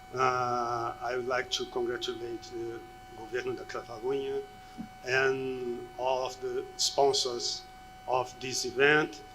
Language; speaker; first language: English; non-native, fluent; Portuguese